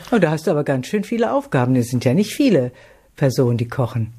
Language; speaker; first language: German; native; German